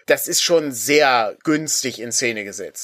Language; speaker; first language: German; native; German